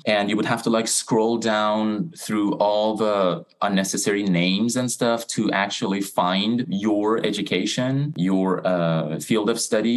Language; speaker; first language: English; non-native, fluent; Persian